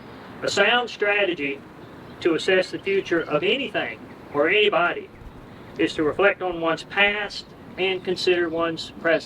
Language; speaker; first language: English; native; English